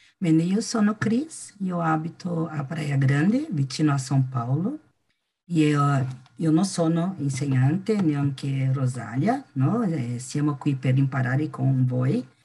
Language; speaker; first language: Italian; non-native, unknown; Portuguese